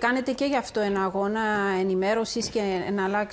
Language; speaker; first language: Greek; native; Greek